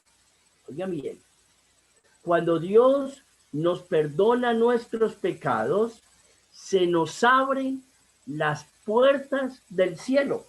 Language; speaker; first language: Spanish; native; Spanish